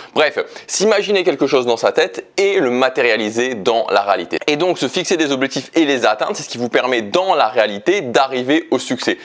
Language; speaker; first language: French; native; French